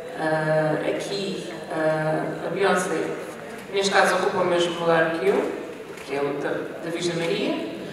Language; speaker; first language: Portuguese; native; Portuguese